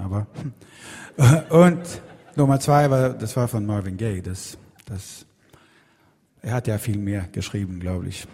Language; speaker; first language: German; non-native, fluent; Swedish